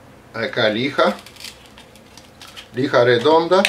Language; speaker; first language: Spanish; non-native, learner; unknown